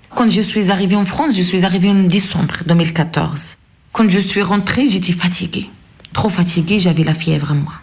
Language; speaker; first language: French; non-native, local second language; Arabic